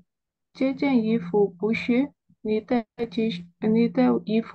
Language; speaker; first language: Chinese; non-native, learner; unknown